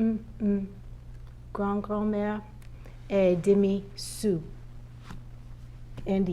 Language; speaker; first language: French; non-native, learner; English